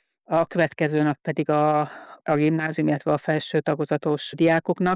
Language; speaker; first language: Hungarian; native; Hungarian